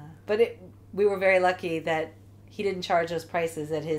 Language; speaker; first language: English; native; English